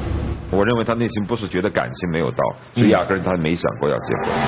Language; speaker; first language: Chinese; native; Chinese